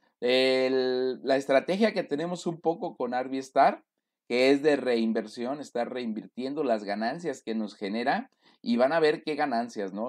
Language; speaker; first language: Spanish; native; Spanish